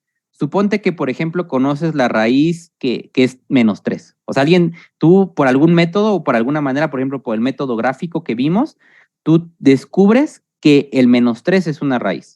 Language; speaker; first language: Spanish; native; Spanish